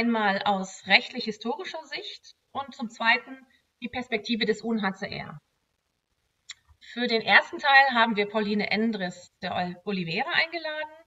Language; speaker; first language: German; native; German